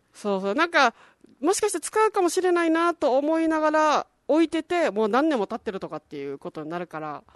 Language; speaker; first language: Japanese; native; Japanese